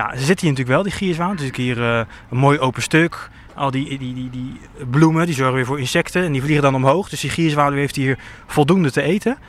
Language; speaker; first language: Dutch; native; Dutch